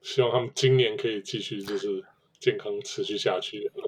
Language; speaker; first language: Chinese; native; Chinese